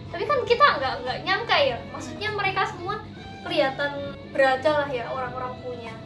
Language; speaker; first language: Indonesian; native; Indonesian